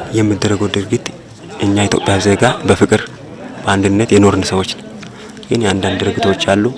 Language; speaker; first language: Amharic; non-native, local second language; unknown